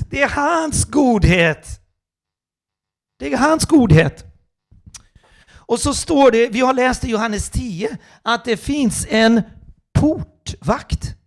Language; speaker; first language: Swedish; non-native, fluent; Portuguese